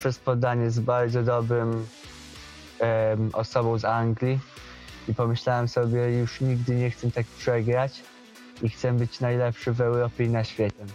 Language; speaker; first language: Polish; early bilingual, heritage; Polish